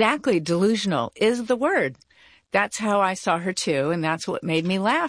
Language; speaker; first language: English; native; English